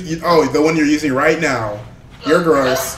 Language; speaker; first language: English; native; English